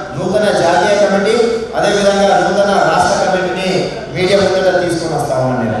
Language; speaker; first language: Telugu; non-native, local second language; Lambadi